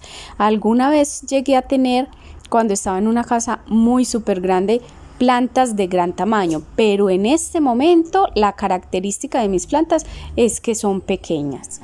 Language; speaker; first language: Spanish; native; Spanish